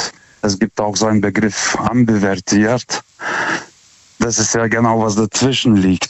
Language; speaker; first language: German; native; German